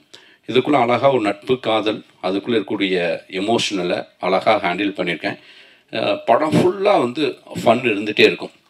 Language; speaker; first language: Tamil; native; Tamil